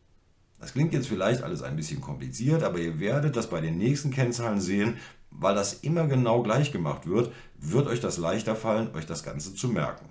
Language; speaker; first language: German; native; German